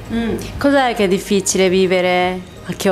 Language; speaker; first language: Italian; non-native, fluent; Japanese